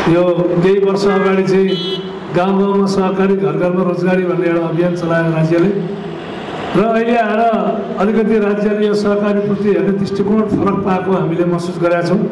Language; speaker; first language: Nepali; native; Nepali